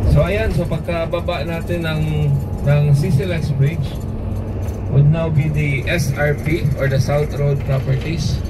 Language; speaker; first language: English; non-native, local second language; Filipino